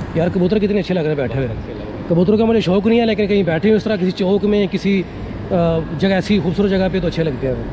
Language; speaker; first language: Urdu; non-native, local second language; Punjabi